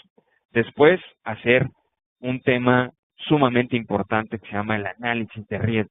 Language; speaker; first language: Spanish; native; Spanish